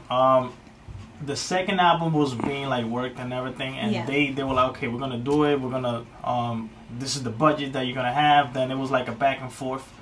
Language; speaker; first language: English; native; English